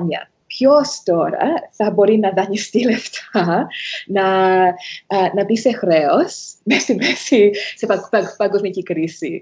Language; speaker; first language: Greek; early bilingual, heritage; Greek